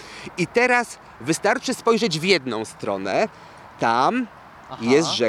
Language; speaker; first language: Polish; native; Polish